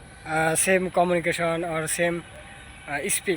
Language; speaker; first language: English; non-native, learner; Bangla